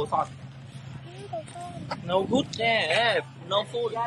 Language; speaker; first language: English; non-native, learner; Vietnamese